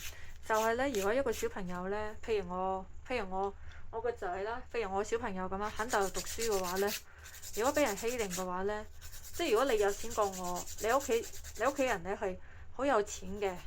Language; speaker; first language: Cantonese; native; Cantonese